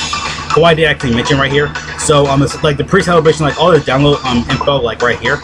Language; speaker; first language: English; native; English